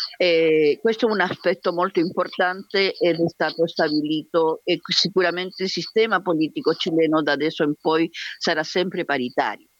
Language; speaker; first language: Italian; non-native, fluent; Spanish